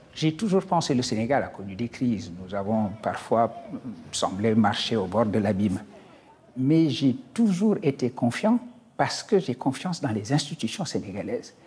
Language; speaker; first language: French; non-native, local second language; Wolof